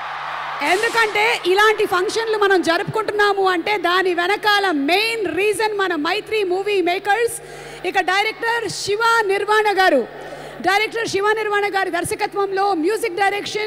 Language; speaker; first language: Telugu; native; Telugu